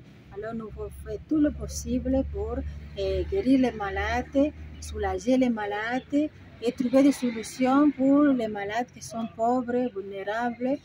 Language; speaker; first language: French; non-native, fluent; Spanish